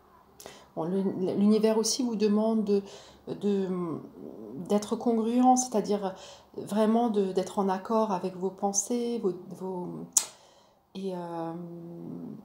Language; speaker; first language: French; native; French